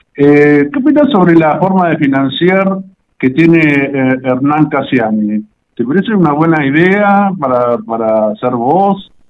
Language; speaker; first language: Spanish; native; Spanish